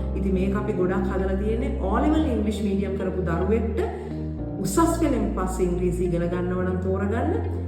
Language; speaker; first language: Sinhala; native; Sinhala